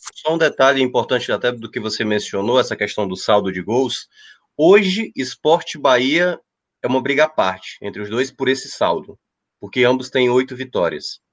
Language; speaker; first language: Portuguese; native; Portuguese